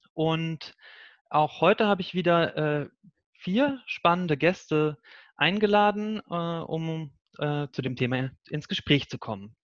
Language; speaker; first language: German; native; German